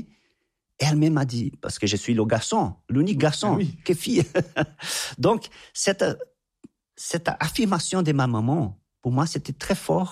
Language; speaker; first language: French; non-native, fluent; Portuguese